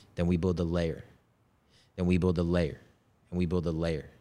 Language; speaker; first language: English; early bilingual, other home language; Polish